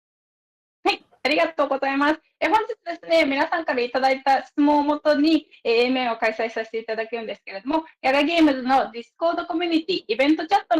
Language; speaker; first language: Japanese; native; Japanese